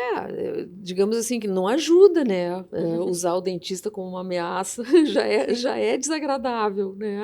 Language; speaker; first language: Portuguese; native; Portuguese